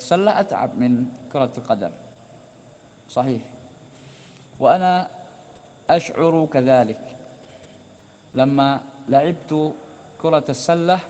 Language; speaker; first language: Arabic; non-native, fluent; Indonesian